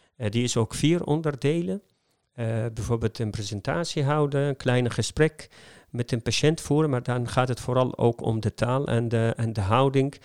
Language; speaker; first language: Dutch; non-native, fluent; Arabic